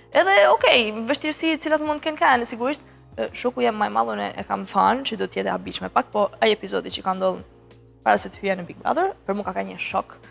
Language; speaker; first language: Albanian; early bilingual, heritage; Albanian